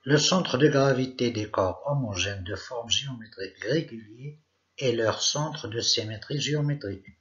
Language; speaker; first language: French; non-native, local second language; Arabic